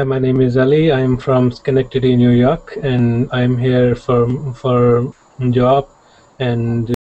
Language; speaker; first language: English; non-native, learner; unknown